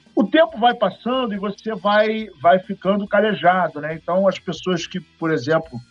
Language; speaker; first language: Portuguese; native; Portuguese